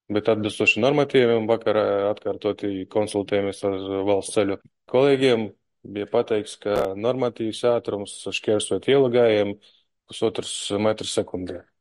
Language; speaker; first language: Latvian; non-native, local second language; Russian